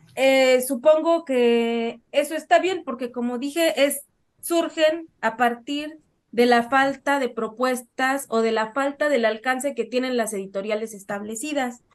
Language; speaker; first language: Spanish; native; Spanish